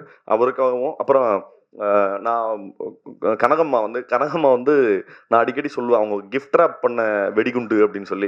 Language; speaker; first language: Tamil; native; Tamil